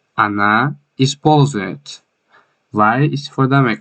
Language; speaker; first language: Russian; non-native, fluent; Tajik